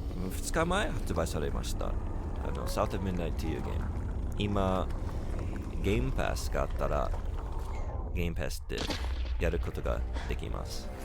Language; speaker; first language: Japanese; non-native, learner; English